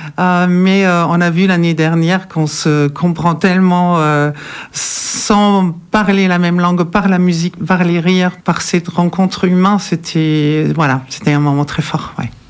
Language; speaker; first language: French; non-native, fluent; German